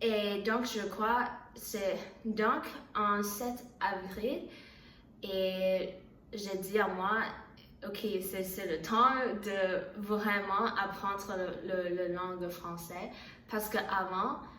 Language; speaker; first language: French; non-native, learner; Chinese